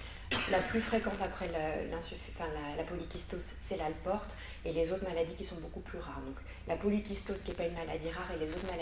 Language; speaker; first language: French; native; French